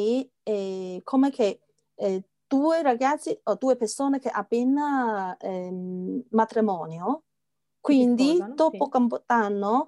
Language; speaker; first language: Italian; non-native, learner; Chinese